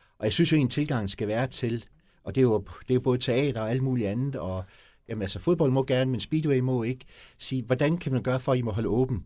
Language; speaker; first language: Danish; native; Danish